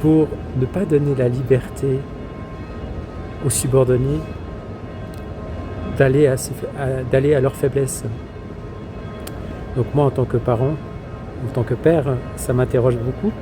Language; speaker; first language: French; native; French